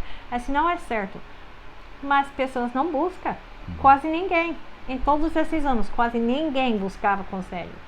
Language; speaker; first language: Portuguese; non-native, fluent; English